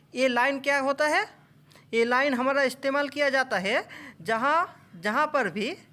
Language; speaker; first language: Hindi; non-native, local second language; Bangla